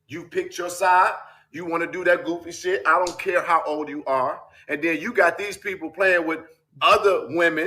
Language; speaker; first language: English; native; English